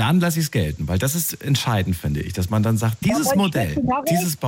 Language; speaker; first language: German; native; German